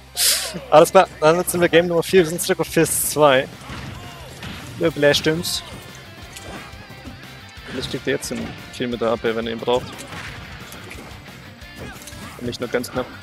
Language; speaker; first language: German; native; German